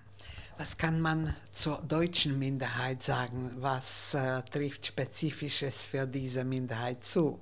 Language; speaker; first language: German; non-native, fluent; Czech